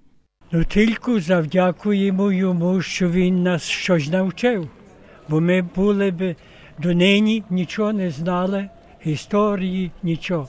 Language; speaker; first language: Polish; non-native, local second language; Ukrainian